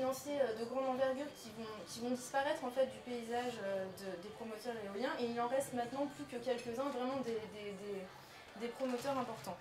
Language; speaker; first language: French; native; French